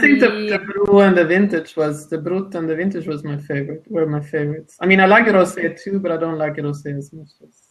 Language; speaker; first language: English; non-native, fluent; Italian